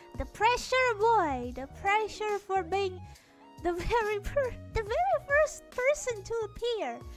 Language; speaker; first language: English; non-native, fluent; Indonesian